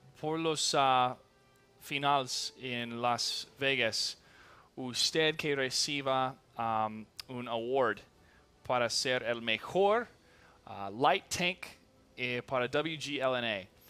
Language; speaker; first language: Spanish; non-native, learner; English